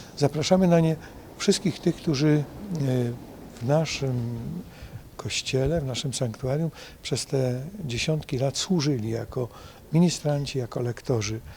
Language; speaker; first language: Polish; native; Polish